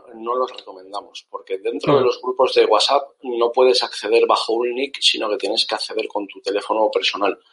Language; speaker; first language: Spanish; native; Spanish